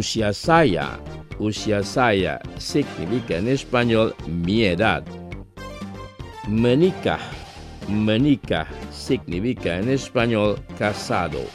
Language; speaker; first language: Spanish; non-native, fluent; Indonesian